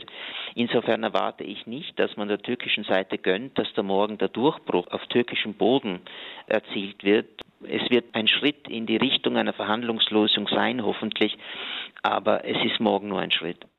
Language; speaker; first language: German; native; German